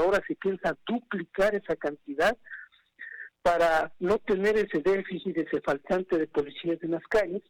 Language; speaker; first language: Spanish; native; Spanish